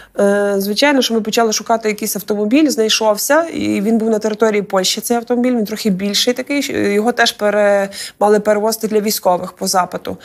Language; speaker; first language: Ukrainian; native; Ukrainian